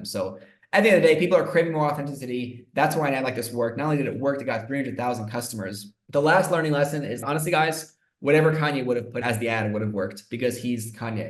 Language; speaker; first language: English; native; English